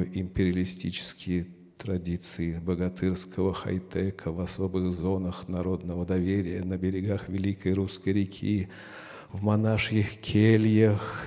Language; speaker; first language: Russian; native; Russian